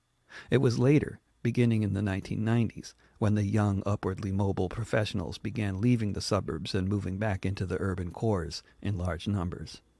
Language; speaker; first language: English; native; English